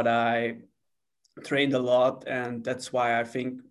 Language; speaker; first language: English; non-native, fluent; Swiss German